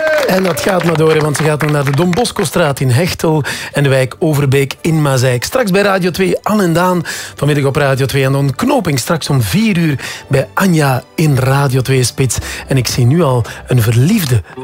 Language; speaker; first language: Dutch; native; Dutch